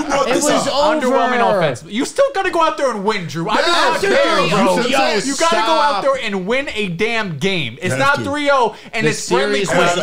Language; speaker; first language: English; native; English